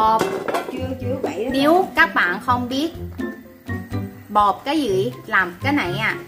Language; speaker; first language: Vietnamese; non-native, learner; Thai